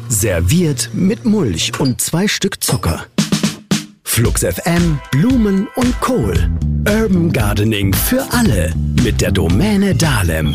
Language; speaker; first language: German; native; German